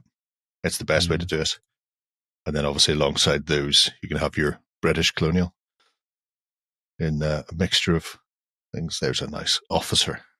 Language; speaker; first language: English; native; English